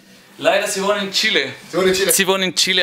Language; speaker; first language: German; non-native, fluent; Spanish